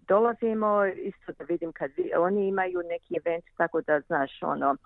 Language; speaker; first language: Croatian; early bilingual, heritage; Croatian